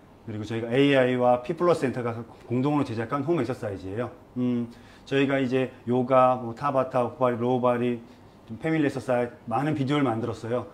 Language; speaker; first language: Korean; native; Korean